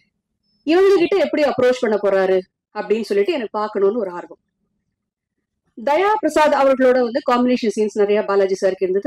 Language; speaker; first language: Tamil; native; Tamil